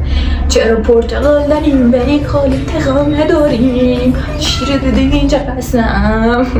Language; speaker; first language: Persian; native; Persian